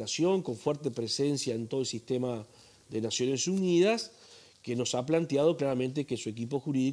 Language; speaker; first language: Spanish; native; Spanish